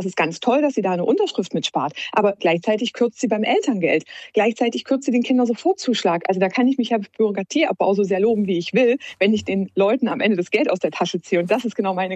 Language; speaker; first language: German; native; German